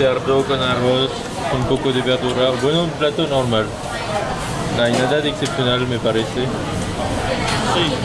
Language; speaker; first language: Spanish; non-native, fluent; French